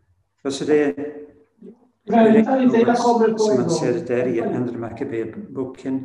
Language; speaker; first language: Swedish; non-native, fluent; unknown